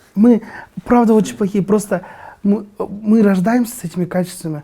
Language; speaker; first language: Russian; non-native, local second language; Kazakh